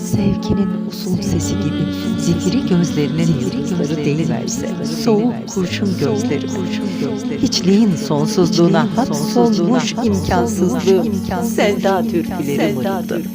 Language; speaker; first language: Turkish; native; Turkish